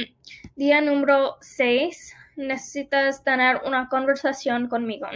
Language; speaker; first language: Spanish; non-native, fluent; English